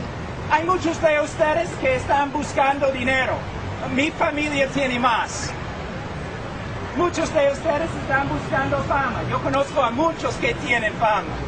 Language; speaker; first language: Spanish; non-native, fluent; English